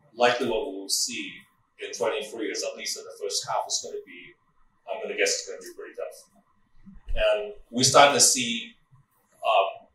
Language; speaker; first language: English; non-native, local second language; Cantonese